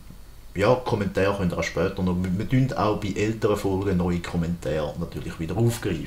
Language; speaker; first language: German; native; German